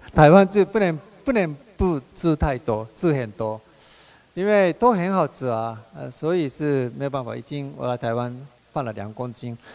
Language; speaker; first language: Chinese; non-native, fluent; Japanese